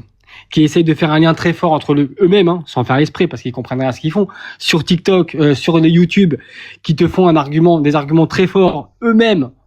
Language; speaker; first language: French; native; French